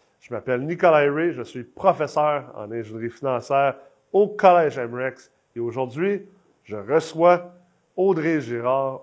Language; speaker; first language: French; native; French